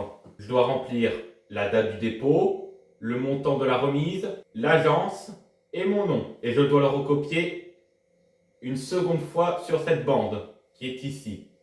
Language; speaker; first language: French; native; French